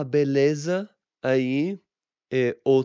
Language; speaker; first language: Portuguese; non-native, learner; English